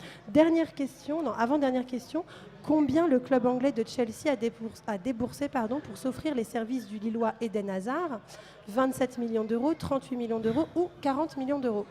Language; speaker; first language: French; native; French